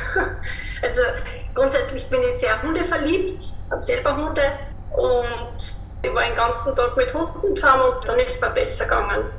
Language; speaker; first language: German; native; German